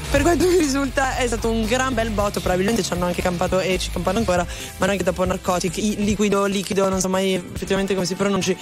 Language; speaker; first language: Italian; native; Italian